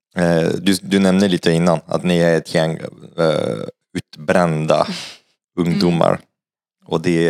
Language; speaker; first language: Swedish; non-native, fluent; French